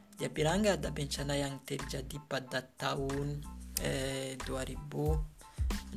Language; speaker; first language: Indonesian; non-native, learner; Kinyarwanda